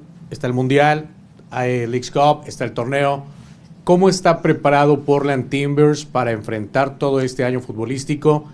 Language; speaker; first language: Spanish; native; Spanish